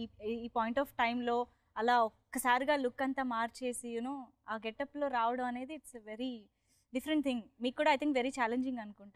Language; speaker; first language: Telugu; native; Telugu